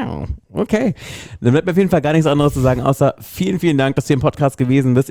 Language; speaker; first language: German; native; German